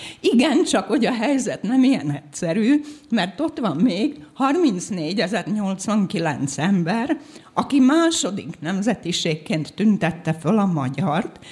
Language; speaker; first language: Hungarian; native; Hungarian